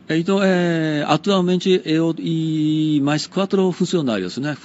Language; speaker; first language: Portuguese; non-native, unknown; Japanese